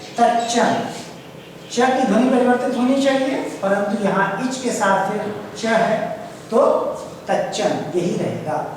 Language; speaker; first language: Hindi; native; Hindi